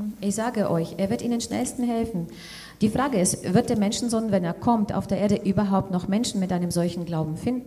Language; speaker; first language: German; non-native, fluent; Russian